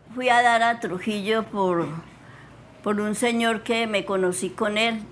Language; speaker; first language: Spanish; native; Spanish